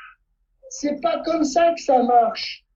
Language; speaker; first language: French; non-native, fluent; Italian